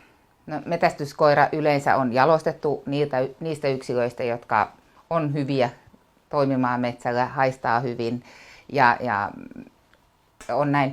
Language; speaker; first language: Finnish; native; Finnish